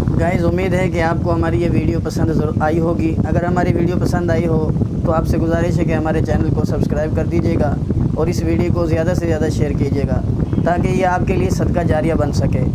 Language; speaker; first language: Urdu; native; Urdu